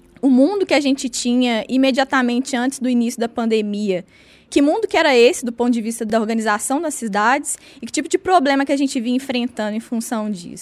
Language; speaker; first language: Portuguese; native; Portuguese